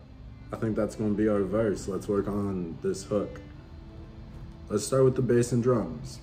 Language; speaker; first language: English; native; English